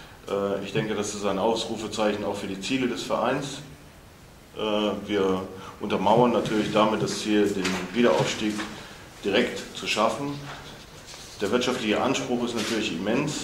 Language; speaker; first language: German; native; German